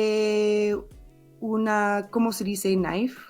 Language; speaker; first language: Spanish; non-native, learner; English